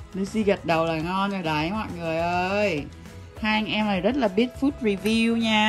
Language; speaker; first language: Vietnamese; early bilingual, heritage; Vietnamese